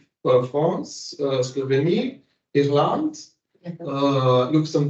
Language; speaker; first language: French; non-native, learner; Slovenian